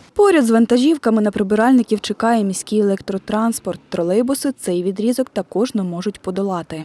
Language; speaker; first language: Ukrainian; native; Ukrainian